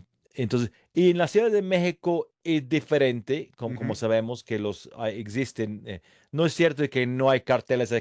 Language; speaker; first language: Spanish; non-native, fluent; English